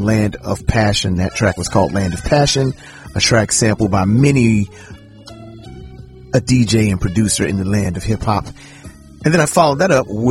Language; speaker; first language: English; native; English